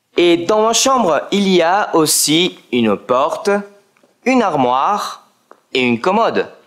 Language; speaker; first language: French; non-native, fluent; Spanish